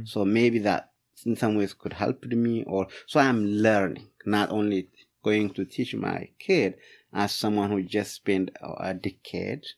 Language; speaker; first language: English; non-native, fluent; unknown